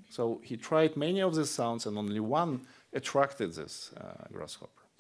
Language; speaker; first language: English; non-native, fluent; Russian